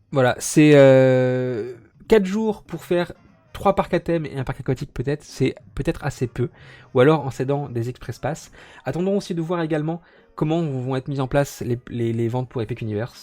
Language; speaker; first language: French; native; French